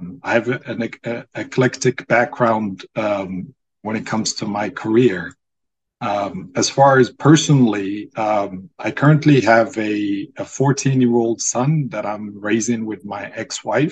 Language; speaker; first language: English; non-native, fluent; Arabic